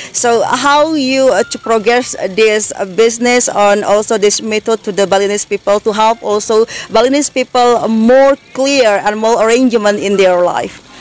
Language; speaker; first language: English; non-native, learner; Indonesian